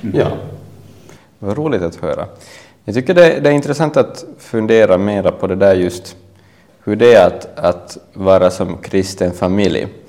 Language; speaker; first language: Swedish; native; Swedish